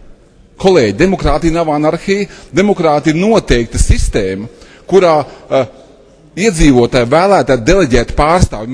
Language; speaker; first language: Latvian; native; Latvian